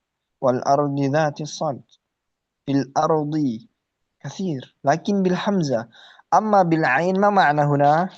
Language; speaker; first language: Arabic; non-native, learner; Indonesian